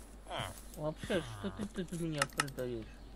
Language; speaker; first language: Russian; non-native, learner; English